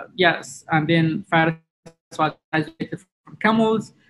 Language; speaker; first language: English; non-native, fluent; Arabic